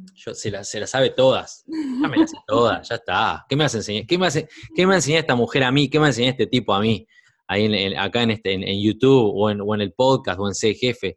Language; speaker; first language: Spanish; native; Spanish